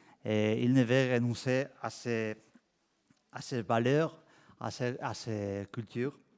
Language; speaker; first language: French; non-native, learner; Spanish